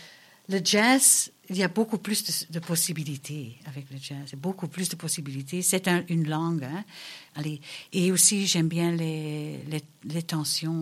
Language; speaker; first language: French; early bilingual, other home language; German